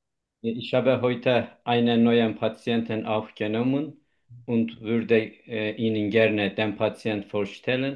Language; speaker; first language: German; non-native, learner; Turkish